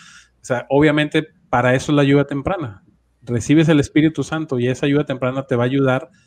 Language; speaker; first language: Spanish; native; Spanish